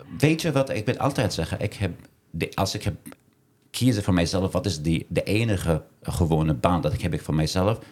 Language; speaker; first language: Dutch; non-native, learner; Arabic